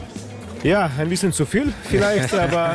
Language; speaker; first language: German; non-native, learner; Slovenian